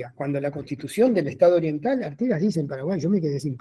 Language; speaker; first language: Spanish; native; Spanish